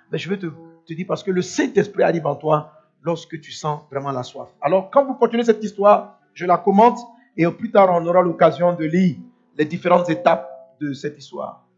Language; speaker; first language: French; non-native, local second language; Dyula